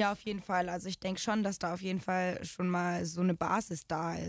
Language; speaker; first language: German; native; German